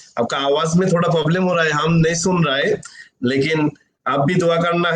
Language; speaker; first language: Hindi; non-native, learner; Bangla